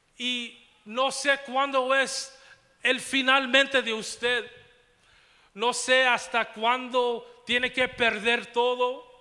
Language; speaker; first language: Spanish; early bilingual, heritage; Spanish